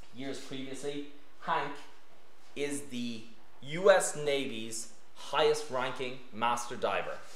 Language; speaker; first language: English; native; English